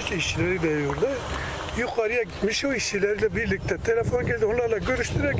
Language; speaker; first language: Turkish; non-native, local second language; Kurdish